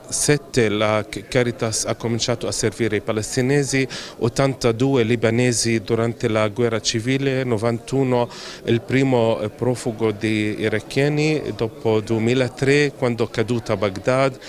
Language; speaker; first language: Italian; non-native, fluent; Arabic